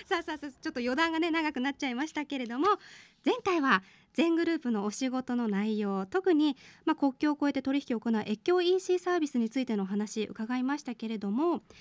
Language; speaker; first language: Japanese; native; Japanese